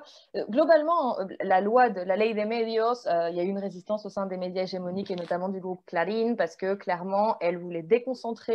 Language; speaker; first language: French; native; French